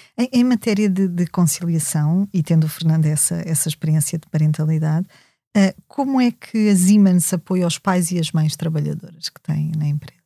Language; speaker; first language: Portuguese; native; Portuguese